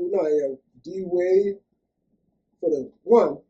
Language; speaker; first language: English; native; English